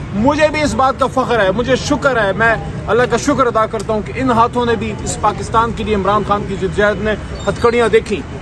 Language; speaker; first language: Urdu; non-native, local second language; Pashto